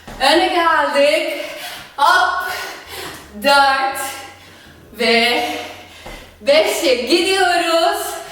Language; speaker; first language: Turkish; non-native, fluent; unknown